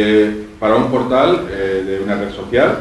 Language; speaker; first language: Spanish; native; Spanish